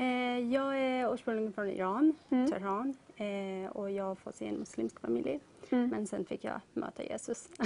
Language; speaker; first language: Swedish; non-native, learner; Persian